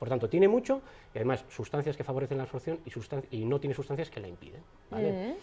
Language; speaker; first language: Spanish; native; Spanish